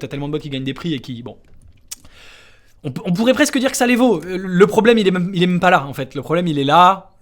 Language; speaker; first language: French; native; French